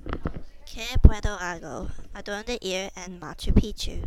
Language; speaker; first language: Spanish; non-native, learner; English